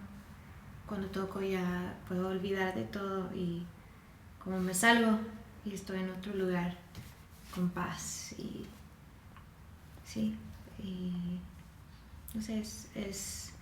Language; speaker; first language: Spanish; non-native, fluent; English